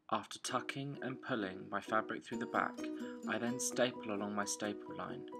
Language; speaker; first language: English; native; English